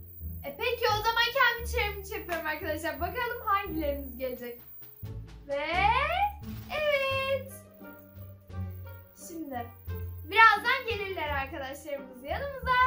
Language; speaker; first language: Turkish; native; Turkish